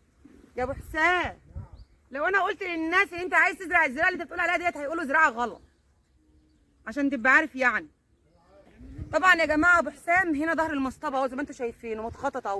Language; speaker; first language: Arabic; native; Arabic